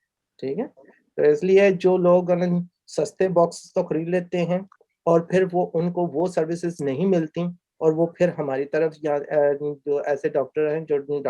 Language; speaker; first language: Urdu; native; Urdu